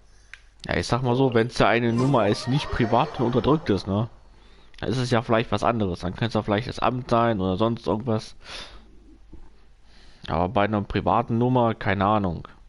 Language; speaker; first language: German; native; German